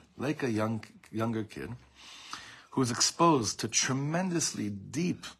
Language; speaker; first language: English; native; English